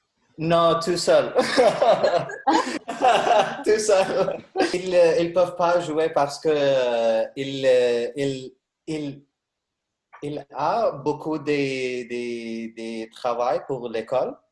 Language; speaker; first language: French; non-native, learner; Arabic